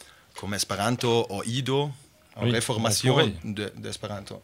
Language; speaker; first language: French; non-native, fluent; Bosnian